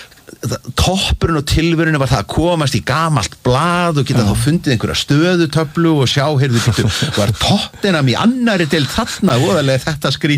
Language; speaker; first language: Icelandic; native; Icelandic